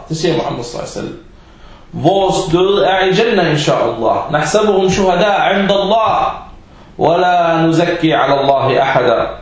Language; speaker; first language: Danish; early bilingual, other home language; Arabic